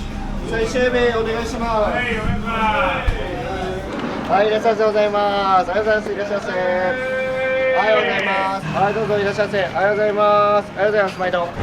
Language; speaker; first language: Japanese; native; Japanese